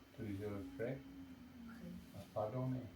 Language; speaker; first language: French; non-native, learner; English